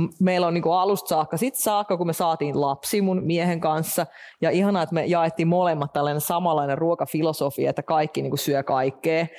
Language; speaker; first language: Finnish; non-native, fluent; Russian